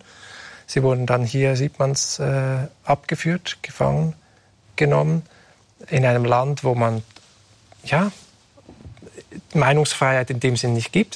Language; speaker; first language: German; native; German